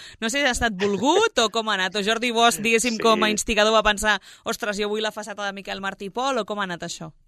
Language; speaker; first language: Catalan; native; Catalan